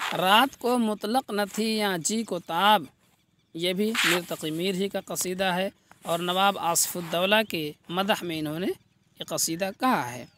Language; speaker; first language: Urdu; native; Urdu